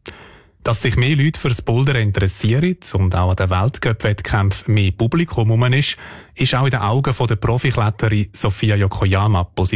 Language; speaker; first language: German; native; German